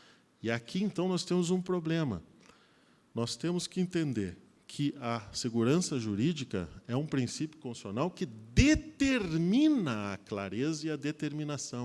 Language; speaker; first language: Portuguese; native; Portuguese